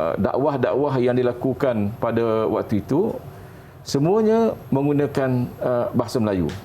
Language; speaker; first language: Malay; native; Malay